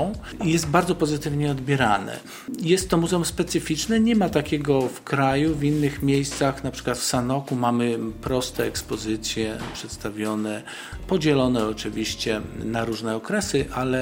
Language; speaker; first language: Polish; native; Polish